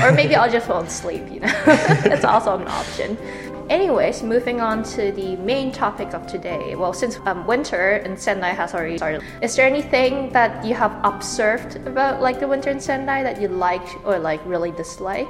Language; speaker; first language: English; native; English